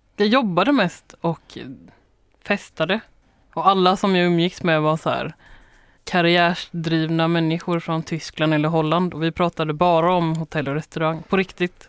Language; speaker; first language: Swedish; native; Swedish